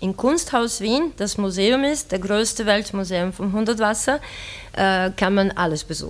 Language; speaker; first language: German; native; German